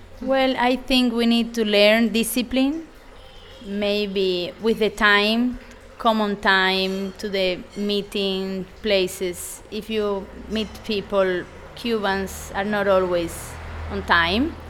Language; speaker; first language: English; non-native, fluent; Spanish